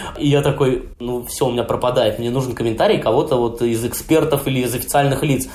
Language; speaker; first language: Russian; native; Russian